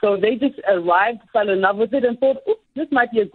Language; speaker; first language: English; non-native, local second language; Ganda